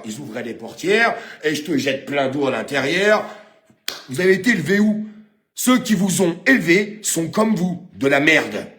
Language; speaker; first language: French; native; French